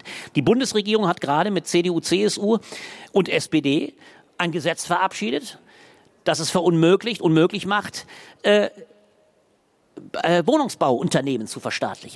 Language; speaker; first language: German; native; German